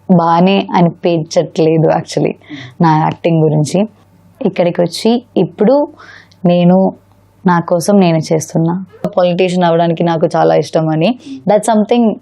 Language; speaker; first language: Telugu; non-native, learner; Malayalam